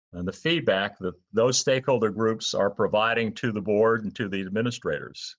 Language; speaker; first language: English; native; English